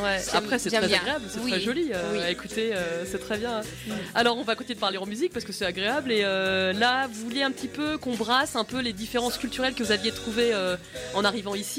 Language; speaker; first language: French; native; French